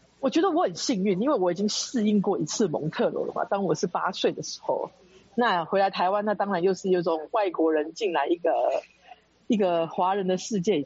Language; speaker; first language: Chinese; early bilingual, heritage; Chinese